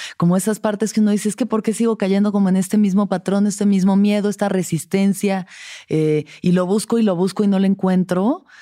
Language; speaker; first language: Spanish; native; Spanish